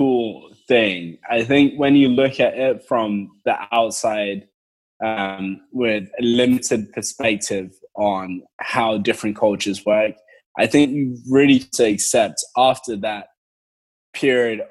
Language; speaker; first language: English; native; English